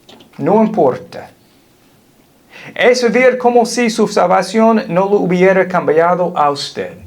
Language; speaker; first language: Spanish; non-native, fluent; English